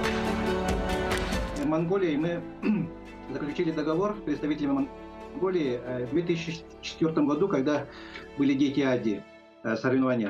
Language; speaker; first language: Russian; non-native, local second language; Yakut